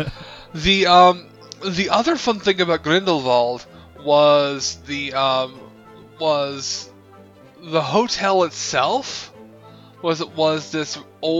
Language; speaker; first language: English; native; English